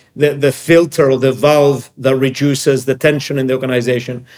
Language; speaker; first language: English; early bilingual, other home language; Greek